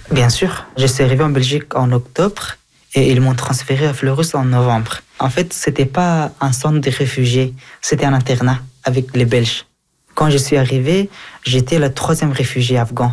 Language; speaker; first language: French; non-native, fluent; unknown